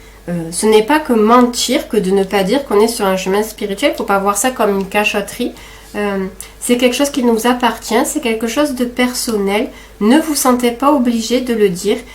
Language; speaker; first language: French; native; French